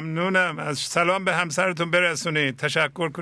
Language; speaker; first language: Persian; native; Persian